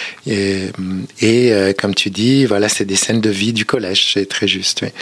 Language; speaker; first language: French; native; French